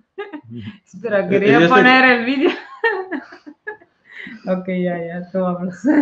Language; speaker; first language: Spanish; non-native, fluent; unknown